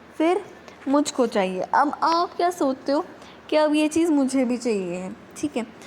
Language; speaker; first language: Hindi; native; Hindi